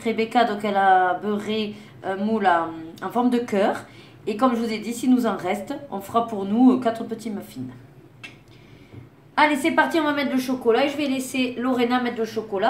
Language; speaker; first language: French; native; French